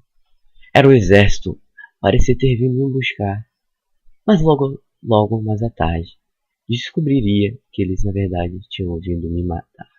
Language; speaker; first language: Portuguese; native; Portuguese